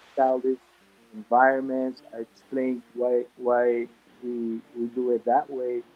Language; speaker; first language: English; non-native, fluent; Spanish